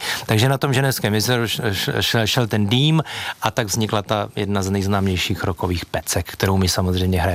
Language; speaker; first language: Czech; native; Czech